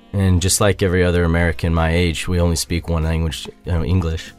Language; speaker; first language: English; native; English